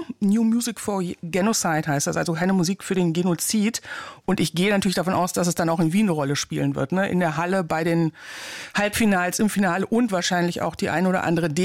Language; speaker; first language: German; native; German